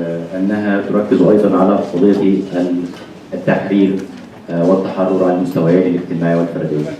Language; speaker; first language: Arabic; native; Arabic